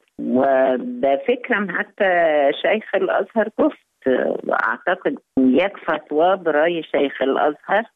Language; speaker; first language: Persian; non-native, learner; Arabic